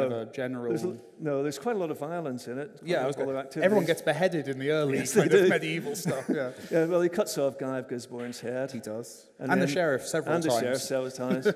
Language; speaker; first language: English; native; English